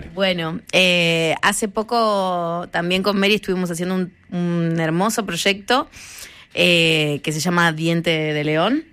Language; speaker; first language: Spanish; native; Spanish